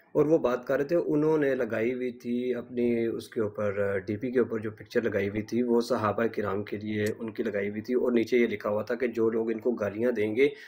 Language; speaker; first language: Urdu; native; Urdu